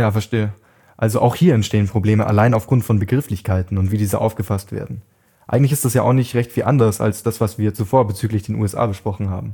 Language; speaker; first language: German; native; German